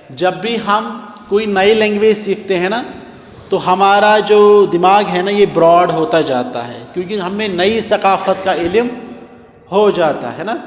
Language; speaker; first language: Urdu; non-native, local second language; Kashmiri